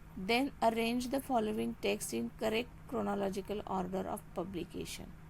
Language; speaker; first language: Hindi; non-native, local second language; Marathi